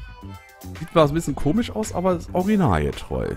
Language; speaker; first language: German; native; German